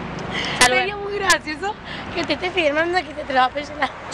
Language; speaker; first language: Spanish; native; Spanish